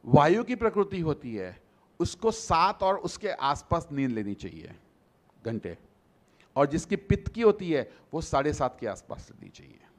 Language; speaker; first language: Hindi; non-native, local second language; Gujarati